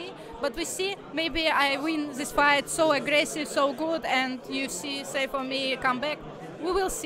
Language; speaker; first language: English; non-native, learner; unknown